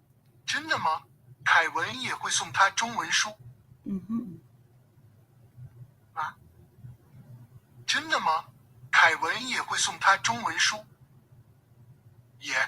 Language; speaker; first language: Chinese; non-native, learner; English